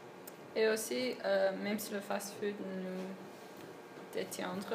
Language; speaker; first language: French; non-native, learner; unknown